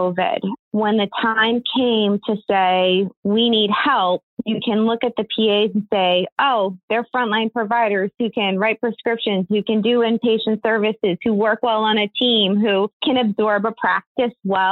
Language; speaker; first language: English; native; English